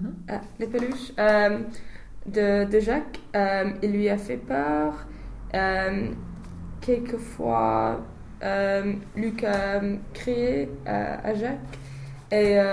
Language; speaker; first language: French; non-native, learner; English